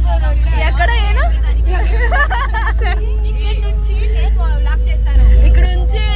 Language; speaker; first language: Telugu; non-native, learner; Kannada